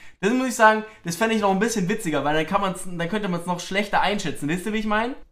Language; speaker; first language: German; native; German